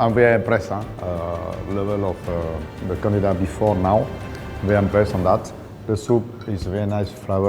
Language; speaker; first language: English; non-native, fluent; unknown